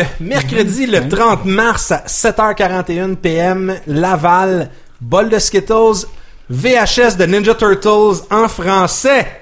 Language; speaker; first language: French; native; French